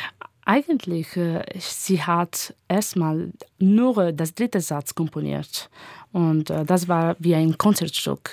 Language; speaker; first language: German; non-native, learner; Italian